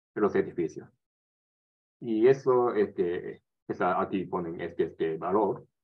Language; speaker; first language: Spanish; non-native, learner; Japanese